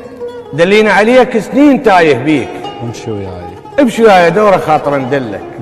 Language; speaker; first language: Arabic; native; Arabic